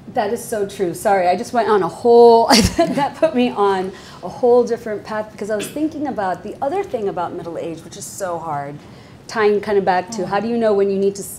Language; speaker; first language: English; non-native, local second language; Bangla